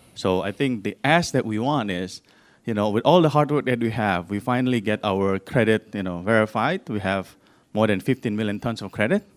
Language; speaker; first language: English; non-native, fluent; Indonesian